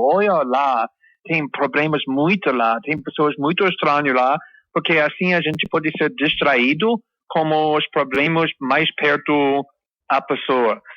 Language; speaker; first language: Portuguese; non-native, fluent; English